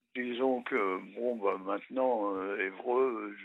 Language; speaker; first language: French; native; French